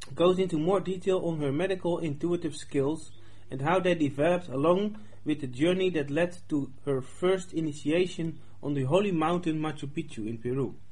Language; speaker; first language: English; non-native, fluent; Dutch